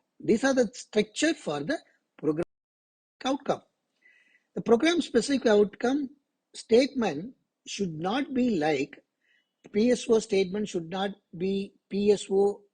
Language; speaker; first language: English; non-native, local second language; Tamil